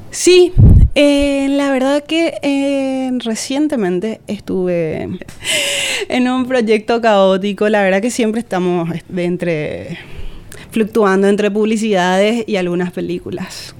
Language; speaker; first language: Spanish; native; Spanish